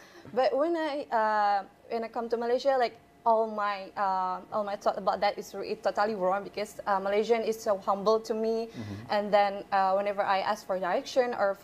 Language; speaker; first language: English; non-native, fluent; Indonesian